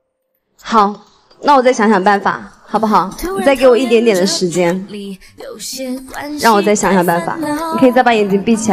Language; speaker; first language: Chinese; native; Chinese